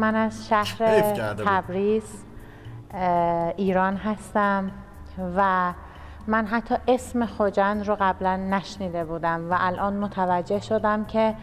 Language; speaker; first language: Persian; non-native, local second language; Azerbaijani